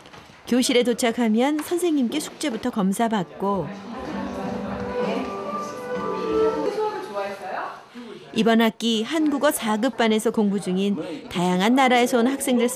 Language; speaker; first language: Korean; native; Korean